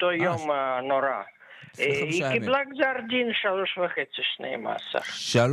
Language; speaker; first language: Hebrew; non-native, fluent; Russian